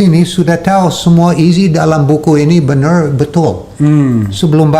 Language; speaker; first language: Indonesian; non-native, fluent; English